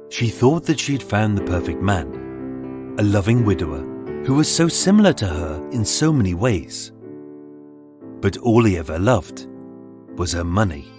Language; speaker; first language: English; native; English